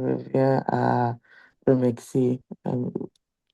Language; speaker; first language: French; non-native, learner; Igbo